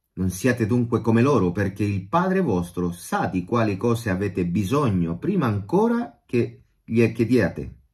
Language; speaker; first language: Italian; non-native, fluent; Spanish